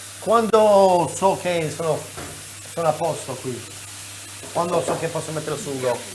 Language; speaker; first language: Italian; non-native, fluent; English